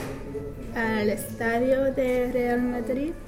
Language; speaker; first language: Spanish; non-native, learner; English